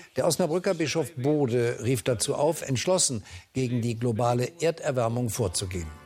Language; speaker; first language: German; native; German